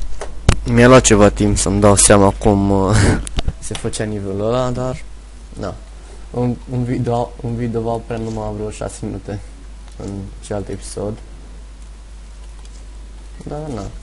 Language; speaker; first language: Romanian; native; Romanian